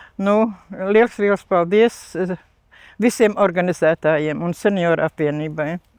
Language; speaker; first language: Latvian; native; Latvian